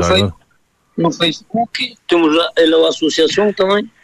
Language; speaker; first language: Portuguese; early bilingual, heritage; Portuguese